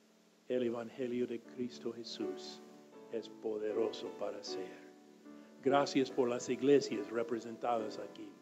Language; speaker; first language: Spanish; non-native, fluent; English